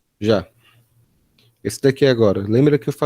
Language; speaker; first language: Portuguese; native; Portuguese